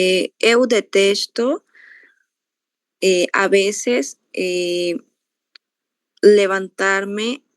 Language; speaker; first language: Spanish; non-native, learner; Portuguese